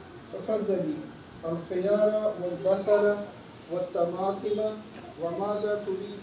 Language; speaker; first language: Arabic; non-native, learner; Urdu